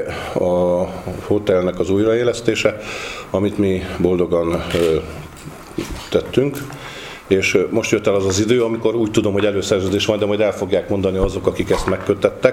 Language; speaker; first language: Hungarian; native; Hungarian